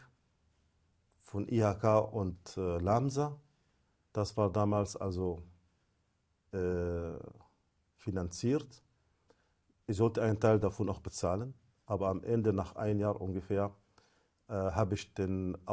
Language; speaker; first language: German; non-native, fluent; Arabic